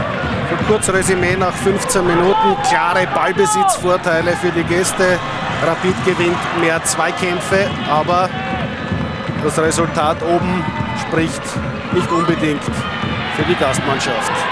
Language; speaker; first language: German; native; German